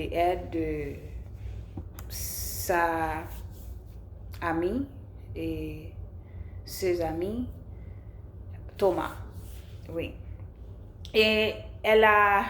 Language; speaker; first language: French; non-native, learner; English